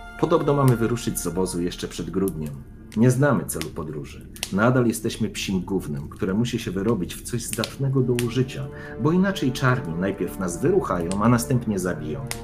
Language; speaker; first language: Polish; native; Polish